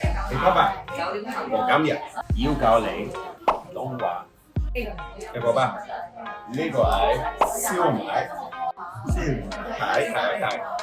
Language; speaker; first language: Cantonese; non-native, fluent; English